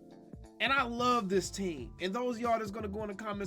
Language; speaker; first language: English; native; English